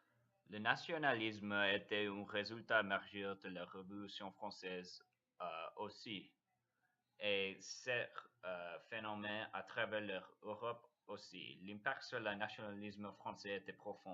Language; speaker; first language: French; non-native, learner; English